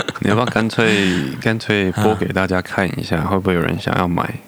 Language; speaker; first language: Chinese; native; Chinese